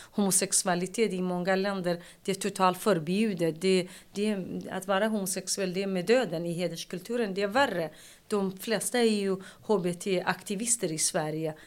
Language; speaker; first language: Swedish; non-native, fluent; Kurdish